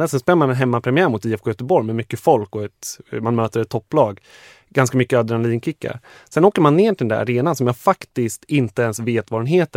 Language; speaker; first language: Swedish; native; Swedish